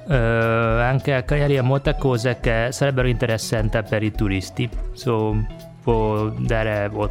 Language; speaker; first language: Italian; non-native, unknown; Hungarian